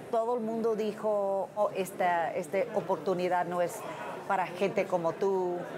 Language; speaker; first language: Spanish; non-native, fluent; English